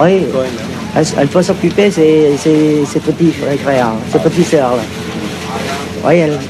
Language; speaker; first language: French; non-native, fluent; Vietnamese